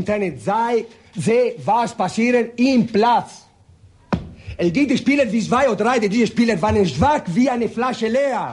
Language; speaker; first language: German; non-native, learner; Italian